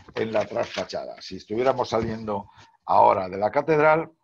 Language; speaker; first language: Spanish; native; Spanish